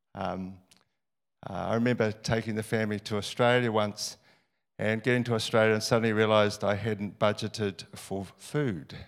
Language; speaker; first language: English; native; English